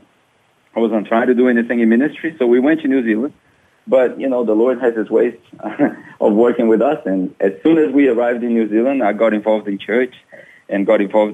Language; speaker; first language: English; non-native, fluent; Portuguese